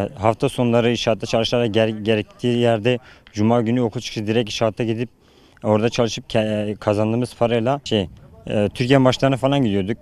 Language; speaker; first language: Turkish; native; Turkish